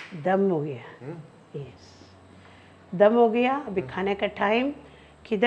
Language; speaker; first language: Hindi; non-native, local second language; Malayalam